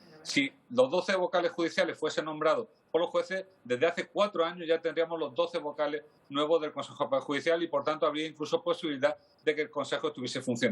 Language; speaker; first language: Spanish; native; Spanish